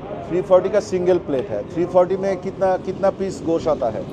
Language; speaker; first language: Hindi; non-native, fluent; Bangla